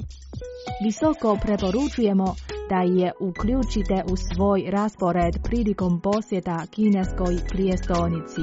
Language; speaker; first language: Croatian; native; Croatian